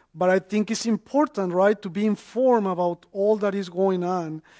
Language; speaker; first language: English; non-native, fluent; Spanish